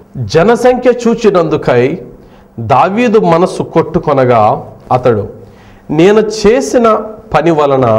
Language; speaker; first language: Telugu; native; Telugu